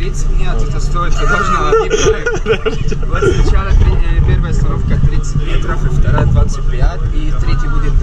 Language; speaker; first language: Russian; non-native, learner; Arabic